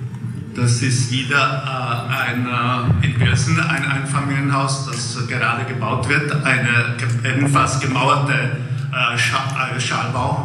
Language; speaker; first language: German; non-native, fluent; Czech